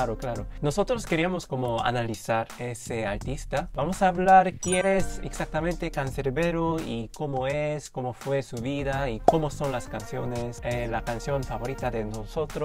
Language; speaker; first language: Spanish; non-native, fluent; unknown